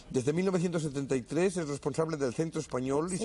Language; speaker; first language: Spanish; native; Spanish